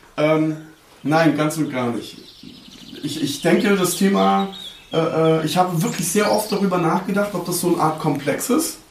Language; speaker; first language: German; early bilingual, other home language; Turkish